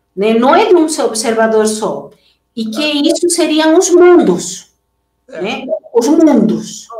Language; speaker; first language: Portuguese; non-native, fluent; Spanish